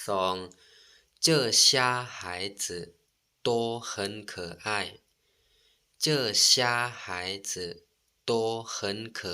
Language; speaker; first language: Chinese; non-native, fluent; Lao